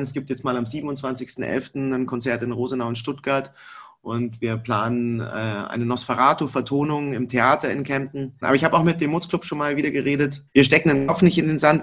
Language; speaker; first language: German; native; German